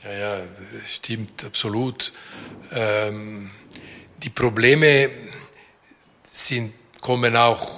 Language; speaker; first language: German; non-native, local second language; Italian